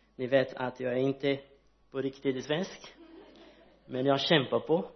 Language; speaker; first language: Swedish; non-native, learner; Portuguese